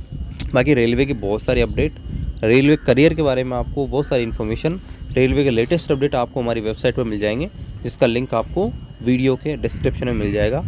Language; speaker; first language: Hindi; native; Hindi